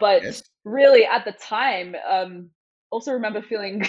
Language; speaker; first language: English; non-native, local second language; Persian